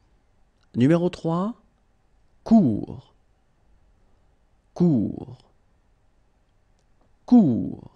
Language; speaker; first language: French; native; French